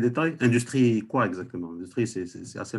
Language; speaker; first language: French; non-native, local second language; Arabic